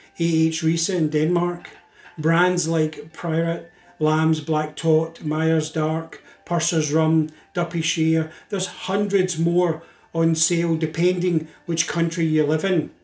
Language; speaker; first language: English; native; English